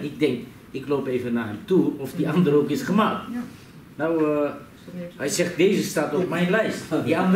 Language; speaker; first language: Dutch; non-native, fluent; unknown